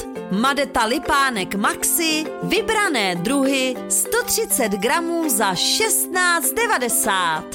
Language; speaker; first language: Czech; native; Czech